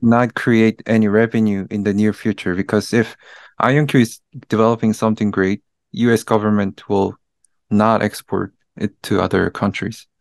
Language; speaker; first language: English; non-native, fluent; Korean